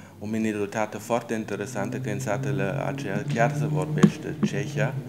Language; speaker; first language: Romanian; non-native, fluent; German